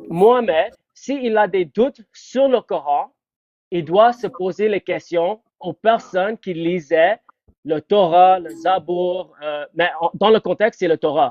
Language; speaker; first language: French; non-native, fluent; English